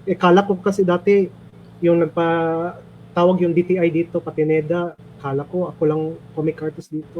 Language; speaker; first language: Filipino; non-native, local second language; Cebuano